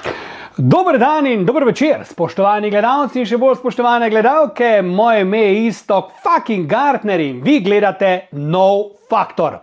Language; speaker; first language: Slovenian; native; Slovenian